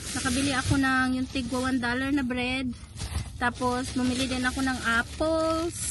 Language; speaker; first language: Filipino; native; Filipino